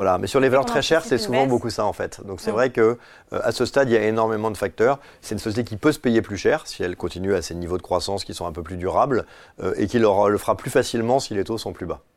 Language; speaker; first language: French; native; French